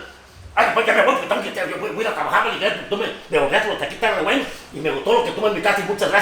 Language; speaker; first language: Spanish; native; Spanish